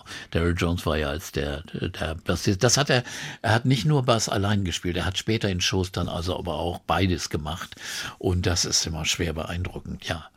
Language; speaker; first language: German; native; German